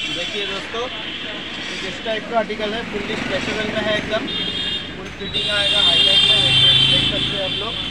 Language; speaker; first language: Hindi; non-native, local second language; Bangla